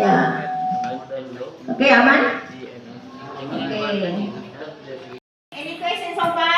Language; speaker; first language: English; non-native, learner; Indonesian